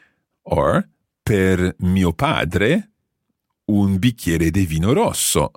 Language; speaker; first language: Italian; non-native, fluent; English